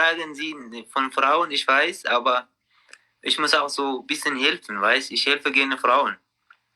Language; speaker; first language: German; non-native, learner; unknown